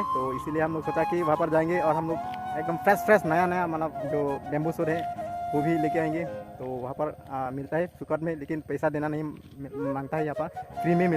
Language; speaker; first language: Hindi; non-native, local second language; Karbi